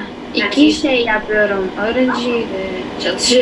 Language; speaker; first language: Turkish; non-native, learner; Filipino